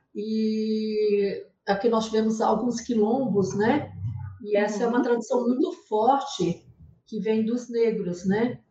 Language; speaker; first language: Portuguese; native; Portuguese